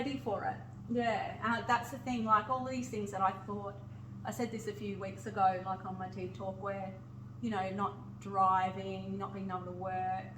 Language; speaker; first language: English; native; English